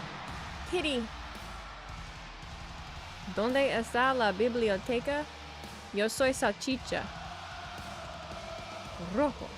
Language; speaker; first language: Spanish; non-native, learner; English